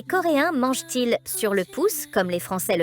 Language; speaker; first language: French; native; French